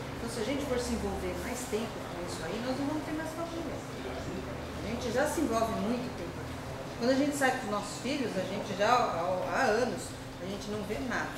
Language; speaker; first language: Portuguese; early bilingual, other home language; Spanish